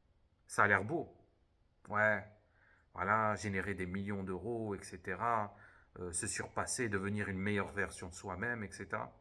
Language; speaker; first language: French; native; French